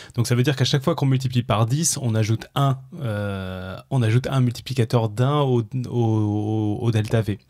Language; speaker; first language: French; native; French